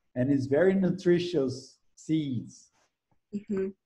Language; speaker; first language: English; non-native, fluent; Portuguese